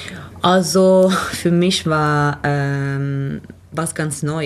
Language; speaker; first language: German; non-native, learner; Italian